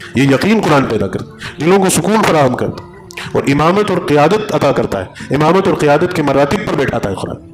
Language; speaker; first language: Urdu; native; Urdu